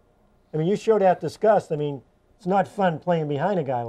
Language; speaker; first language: English; native; English